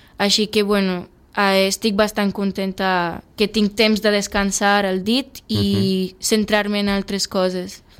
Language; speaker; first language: Catalan; early bilingual, other home language; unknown